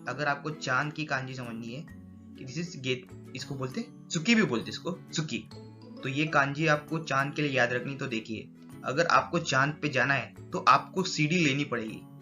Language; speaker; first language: Hindi; native; Hindi